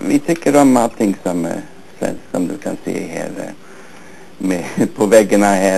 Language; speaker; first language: Swedish; early bilingual, heritage; Swedish